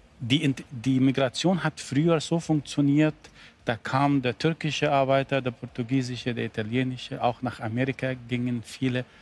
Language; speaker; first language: German; non-native, fluent; Arabic